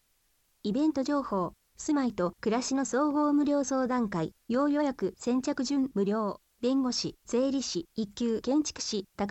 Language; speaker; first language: Japanese; native; Japanese